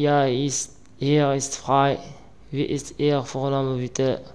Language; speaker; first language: German; non-native, learner; Arabic